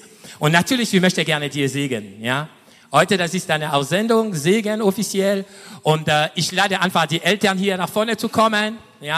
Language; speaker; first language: German; non-native, fluent; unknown